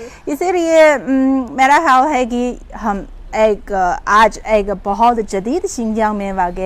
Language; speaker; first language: Urdu; non-native, fluent; Chinese